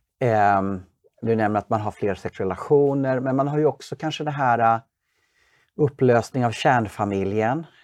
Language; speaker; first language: Swedish; native; Swedish